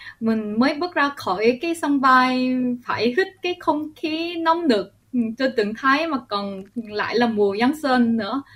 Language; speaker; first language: Vietnamese; early bilingual, other home language; Korean